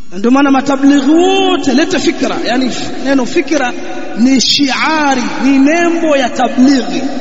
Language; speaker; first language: Swahili; native; Swahili